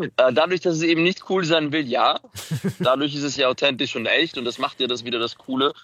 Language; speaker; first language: German; early bilingual, other home language; Macedonian